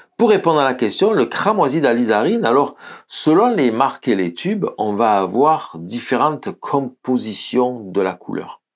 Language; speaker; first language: French; native; French